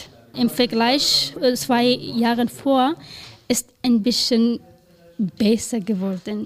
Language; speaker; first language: German; non-native, learner; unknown